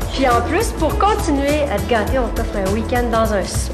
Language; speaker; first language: French; native; French